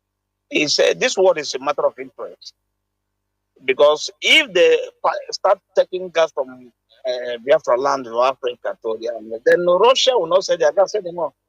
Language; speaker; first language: English; non-native, local second language; Igbo